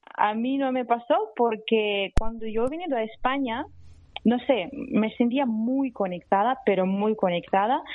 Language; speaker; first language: Spanish; non-native, fluent; Russian